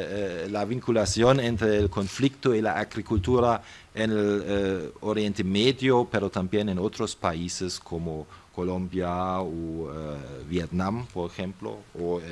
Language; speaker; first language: Spanish; non-native, fluent; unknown